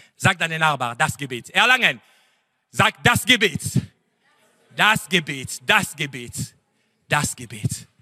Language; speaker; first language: German; non-native, fluent; French